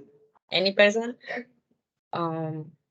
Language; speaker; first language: English; non-native, learner; Spanish